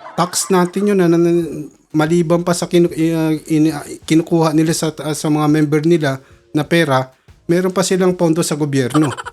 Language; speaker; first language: Filipino; early bilingual, heritage; Filipino